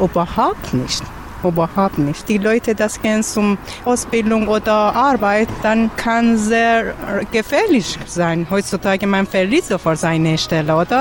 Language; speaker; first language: German; non-native, learner; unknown